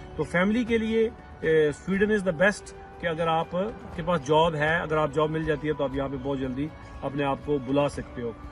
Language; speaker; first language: Urdu; native; Urdu